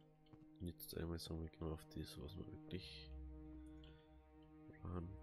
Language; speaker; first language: German; native; German